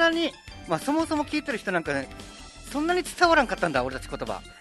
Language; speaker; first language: Japanese; native; Japanese